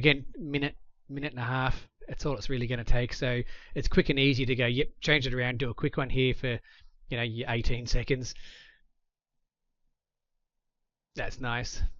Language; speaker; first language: English; native; English